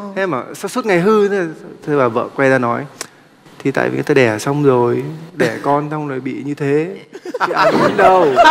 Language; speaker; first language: Vietnamese; native; Vietnamese